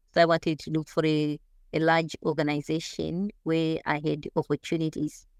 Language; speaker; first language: English; non-native, local second language; Shona